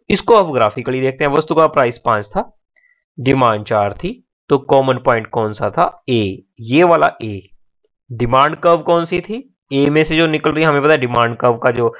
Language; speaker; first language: Hindi; native; Hindi